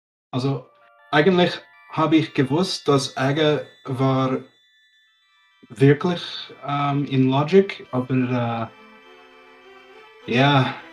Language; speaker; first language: German; non-native, learner; English